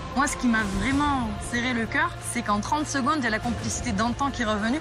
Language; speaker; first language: French; native; French